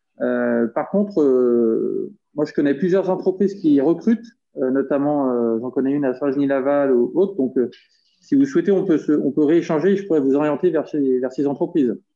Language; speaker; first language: French; native; French